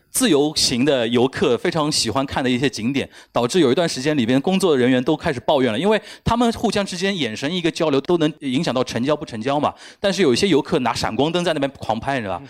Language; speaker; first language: Chinese; native; Chinese